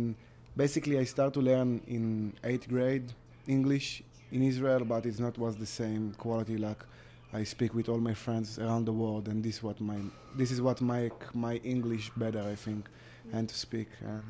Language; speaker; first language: English; non-native, learner; Hebrew